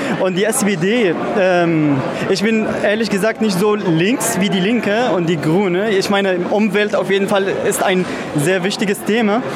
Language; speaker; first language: German; non-native, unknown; Arabic